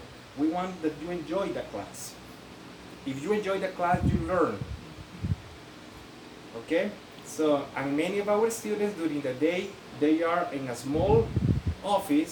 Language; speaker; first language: English; non-native, fluent; Spanish